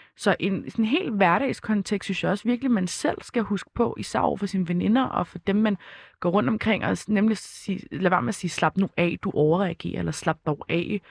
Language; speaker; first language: Danish; early bilingual, other home language; Kurdish